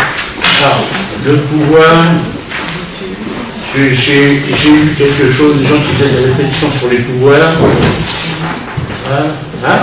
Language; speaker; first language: French; native; French